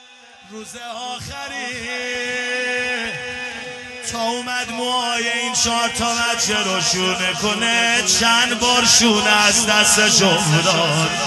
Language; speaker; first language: Persian; native; Persian